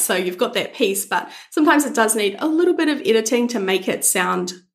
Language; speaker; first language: English; native; English